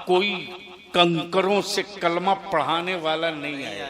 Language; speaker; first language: Hindi; native; Hindi